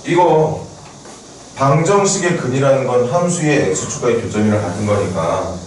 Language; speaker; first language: Korean; native; Korean